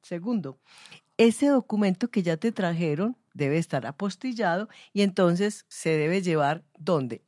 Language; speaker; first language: Spanish; native; Spanish